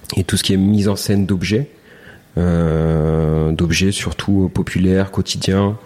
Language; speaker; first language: French; native; French